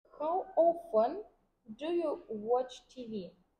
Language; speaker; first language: English; non-native, fluent; Vietnamese